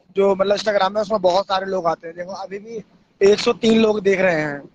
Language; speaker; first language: Hindi; native; Hindi